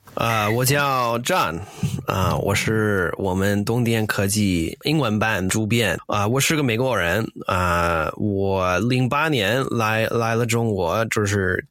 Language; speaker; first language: Chinese; non-native, fluent; English